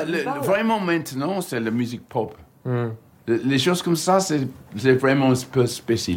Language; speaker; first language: French; non-native, learner; English